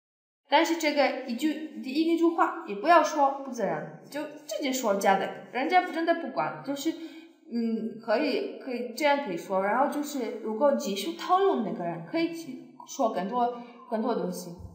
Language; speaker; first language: Chinese; non-native, fluent; Polish